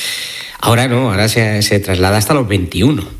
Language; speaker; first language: Spanish; native; Spanish